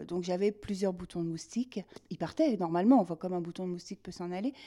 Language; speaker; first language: French; native; French